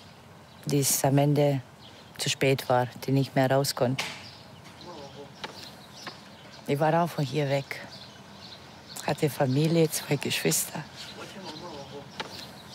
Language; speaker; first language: German; non-native, learner; Bosnian